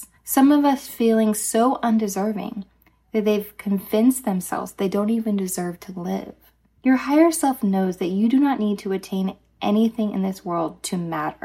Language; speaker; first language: English; native; English